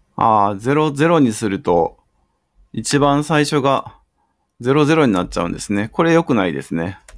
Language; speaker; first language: Japanese; native; Japanese